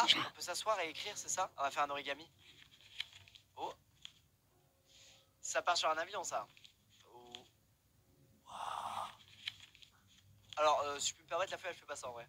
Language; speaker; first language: French; native; French